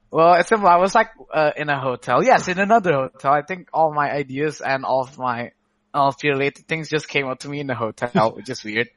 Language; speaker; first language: English; non-native, fluent; Indonesian